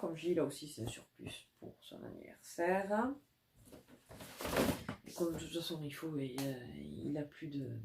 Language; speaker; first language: French; native; French